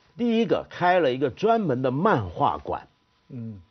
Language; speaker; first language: Chinese; native; Chinese